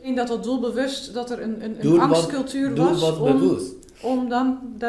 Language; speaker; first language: Dutch; native; Dutch